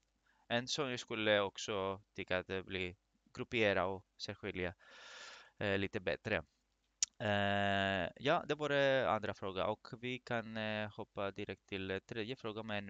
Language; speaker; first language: Swedish; non-native, fluent; Greek